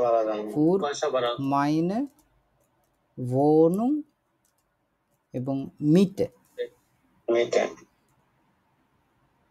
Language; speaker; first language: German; non-native, learner; Bangla